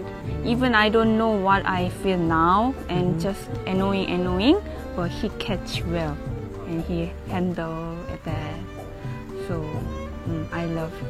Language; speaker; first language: English; non-native, learner; Korean